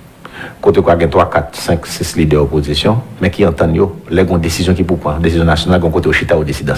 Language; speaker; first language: French; non-native, local second language; Haitian Creole